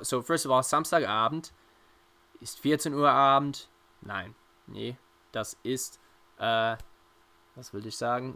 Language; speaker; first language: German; non-native, fluent; English